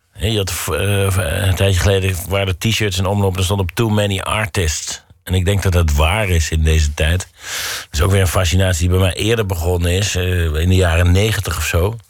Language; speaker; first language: Dutch; native; Dutch